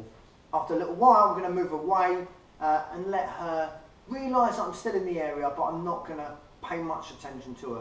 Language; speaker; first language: English; native; English